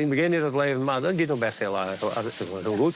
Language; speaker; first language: Dutch; native; Dutch